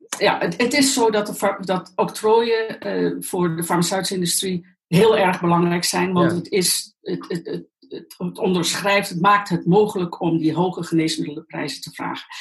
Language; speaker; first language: Dutch; native; Dutch